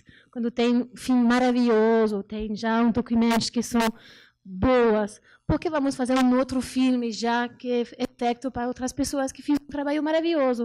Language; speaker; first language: Portuguese; non-native, learner; French